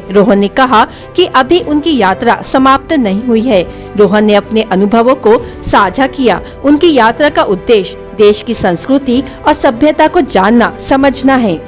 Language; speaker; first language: Hindi; native; Hindi